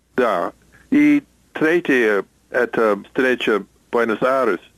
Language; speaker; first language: Russian; non-native, fluent; English